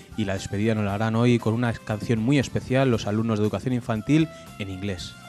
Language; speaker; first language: Spanish; native; Spanish